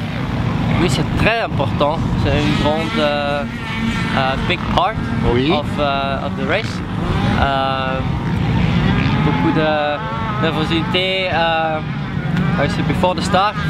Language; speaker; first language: French; non-native, learner; Dutch